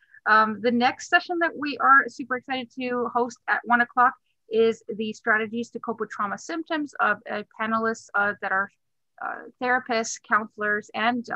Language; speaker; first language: English; native; English